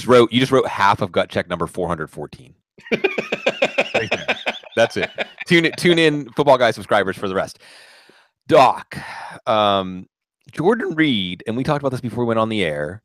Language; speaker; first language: English; native; English